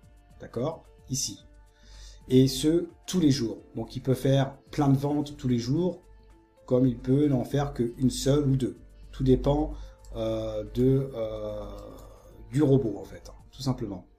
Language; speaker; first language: French; native; French